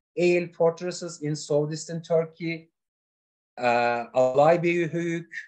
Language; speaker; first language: English; non-native, learner; Turkish